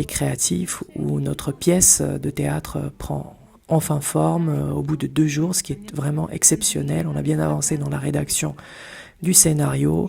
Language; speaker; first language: French; native; French